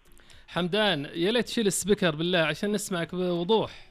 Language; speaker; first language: Arabic; native; Arabic